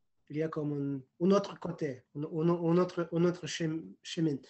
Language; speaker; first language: French; non-native, fluent; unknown